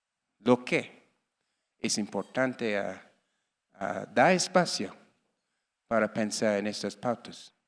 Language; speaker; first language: Spanish; non-native, learner; English